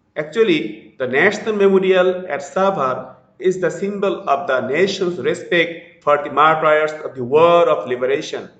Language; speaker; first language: English; non-native, local second language; Bangla